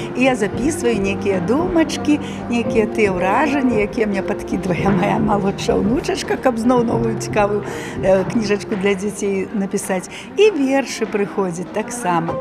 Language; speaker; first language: Belarusian; native; Belarusian